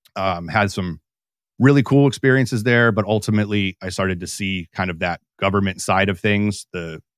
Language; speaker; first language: English; native; English